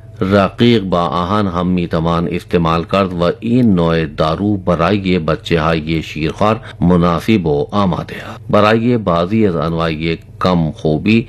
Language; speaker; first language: Persian; non-native, fluent; Urdu